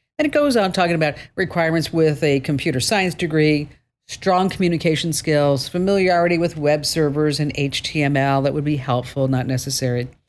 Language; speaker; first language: English; native; English